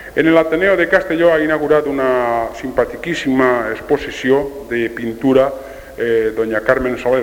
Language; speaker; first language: Spanish; non-native, local second language; Catalan